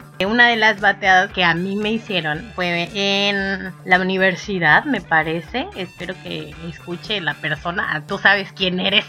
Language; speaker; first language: Spanish; native; Spanish